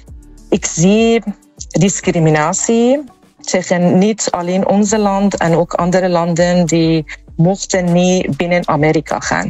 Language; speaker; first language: Dutch; non-native, learner; Persian